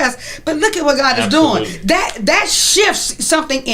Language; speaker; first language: English; native; English